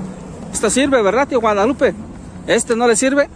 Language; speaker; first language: Spanish; native; Spanish